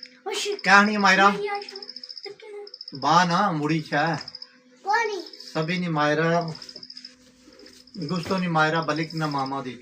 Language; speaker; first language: Filipino; non-native, learner; Punjabi